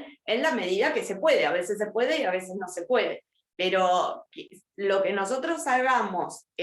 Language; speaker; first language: Spanish; native; Spanish